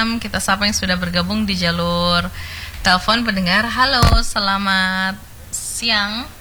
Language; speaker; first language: Indonesian; native; Indonesian